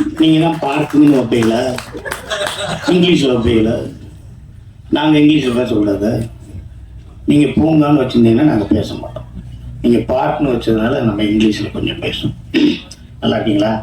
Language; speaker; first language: Tamil; native; Tamil